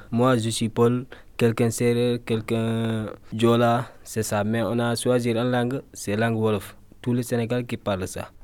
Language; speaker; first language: French; non-native, local second language; Fula